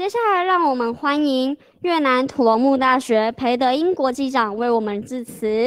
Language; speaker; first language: Chinese; native; Chinese